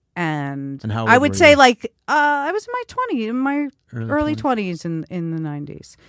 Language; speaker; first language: English; native; English